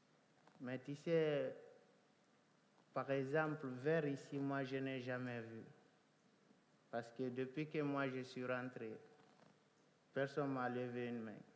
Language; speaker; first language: French; non-native, local second language; Fula